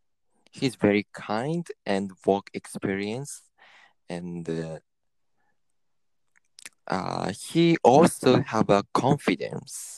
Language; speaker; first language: English; non-native, learner; Japanese